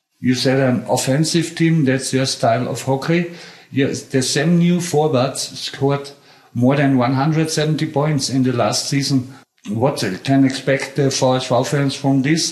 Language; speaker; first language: English; non-native, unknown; German